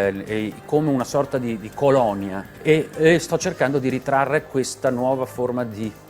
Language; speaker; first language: Italian; native; Italian